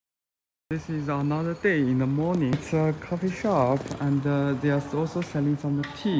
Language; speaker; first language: English; non-native, learner; Chinese